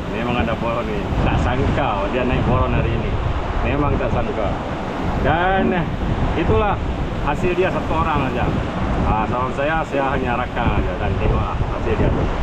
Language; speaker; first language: Malay; native; Malay